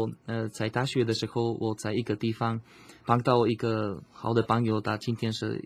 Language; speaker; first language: Chinese; non-native, fluent; Slovak